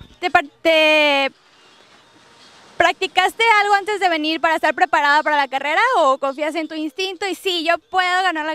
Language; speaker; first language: Spanish; native; Spanish